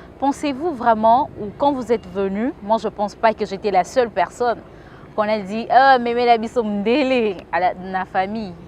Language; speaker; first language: French; non-native, local second language; Lingala